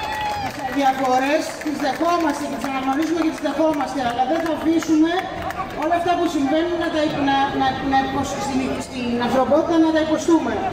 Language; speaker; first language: Greek; native; Greek